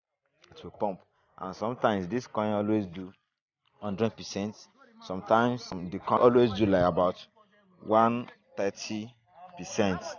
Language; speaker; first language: English; non-native, local second language; Yoruba